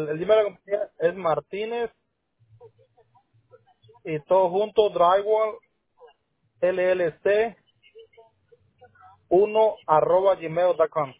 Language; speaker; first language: Spanish; native; Spanish